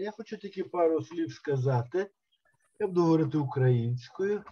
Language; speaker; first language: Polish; non-native, fluent; Ukrainian